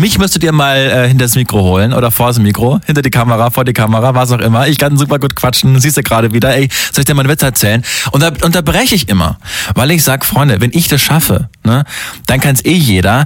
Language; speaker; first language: German; native; German